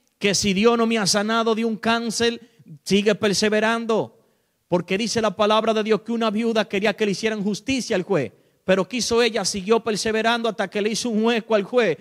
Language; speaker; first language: Spanish; native; Spanish